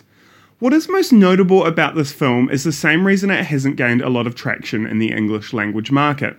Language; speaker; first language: English; native; English